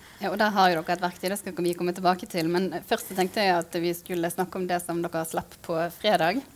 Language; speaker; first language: Norwegian; native; Norwegian